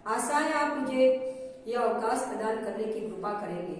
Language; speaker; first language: Hindi; non-native, local second language; Gujarati